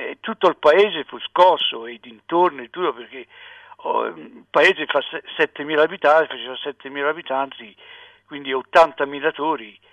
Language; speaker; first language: Italian; native; Italian